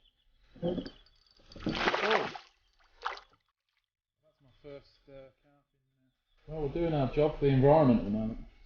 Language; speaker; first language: English; native; English